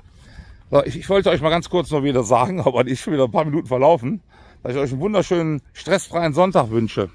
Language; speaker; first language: German; native; German